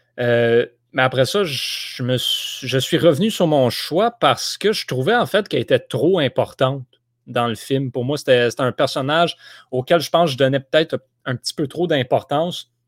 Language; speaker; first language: French; native; French